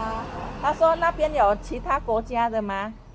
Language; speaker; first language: Chinese; non-native, fluent; Indonesian